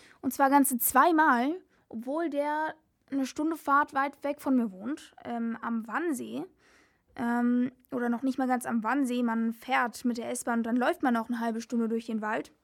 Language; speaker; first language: German; native; German